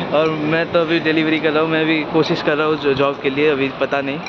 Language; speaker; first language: Hindi; non-native, local second language; Bangla